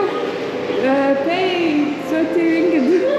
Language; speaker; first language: English; non-native, learner; Turkmen